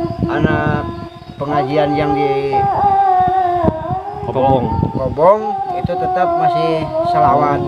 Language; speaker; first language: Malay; non-native, local second language; Sundanese